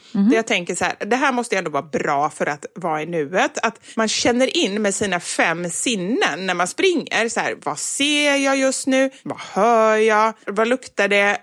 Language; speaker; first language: Swedish; native; Swedish